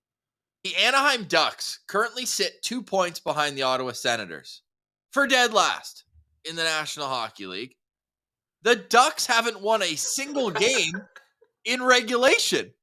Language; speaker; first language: English; native; English